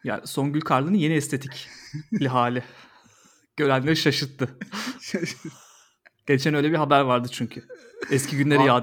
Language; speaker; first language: Turkish; native; Turkish